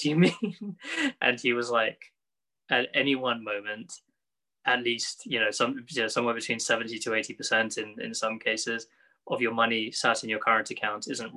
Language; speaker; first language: English; native; English